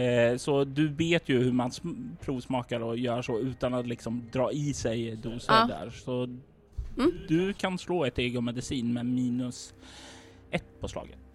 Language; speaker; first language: Swedish; native; Swedish